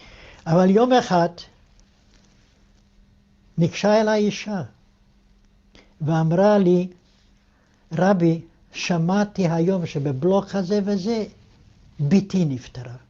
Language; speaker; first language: Hebrew; non-native, fluent; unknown